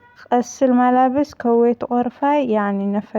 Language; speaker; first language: Arabic; non-native, learner; Amharic